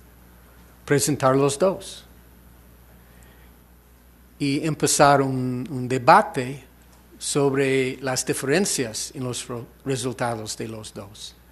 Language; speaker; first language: Spanish; non-native, fluent; English